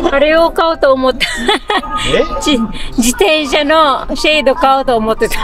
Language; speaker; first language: Japanese; non-native, fluent; Filipino